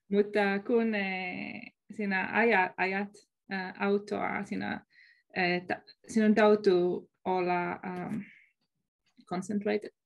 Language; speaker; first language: Finnish; non-native, learner; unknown